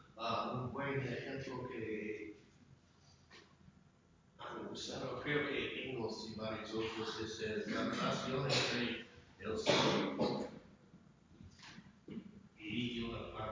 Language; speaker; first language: Spanish; non-native, fluent; English